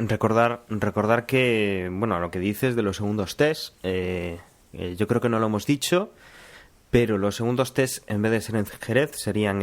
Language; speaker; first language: Spanish; native; Spanish